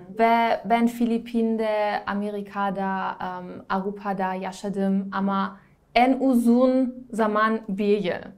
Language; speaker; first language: Turkish; non-native, learner; German